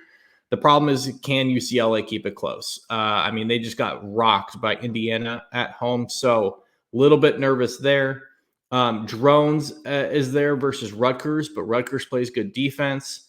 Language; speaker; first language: English; native; English